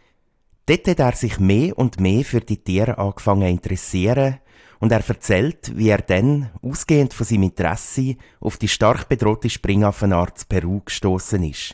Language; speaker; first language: German; native; German